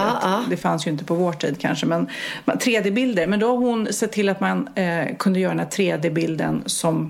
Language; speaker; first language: Swedish; native; Swedish